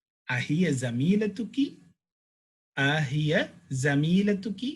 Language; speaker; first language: Arabic; non-native, fluent; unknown